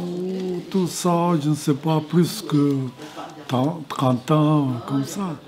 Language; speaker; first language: French; non-native, fluent; Japanese